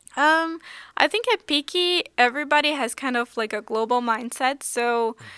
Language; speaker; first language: English; non-native, fluent; Portuguese